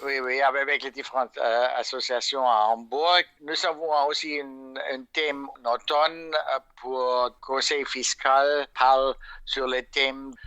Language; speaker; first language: French; non-native, fluent; German